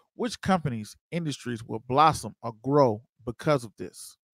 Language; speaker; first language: English; native; English